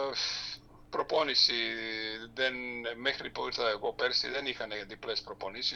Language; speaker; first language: Greek; non-native, fluent; Serbian